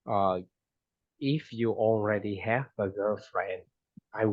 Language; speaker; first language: English; non-native, fluent; Vietnamese